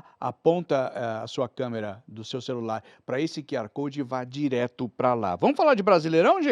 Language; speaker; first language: Portuguese; native; Portuguese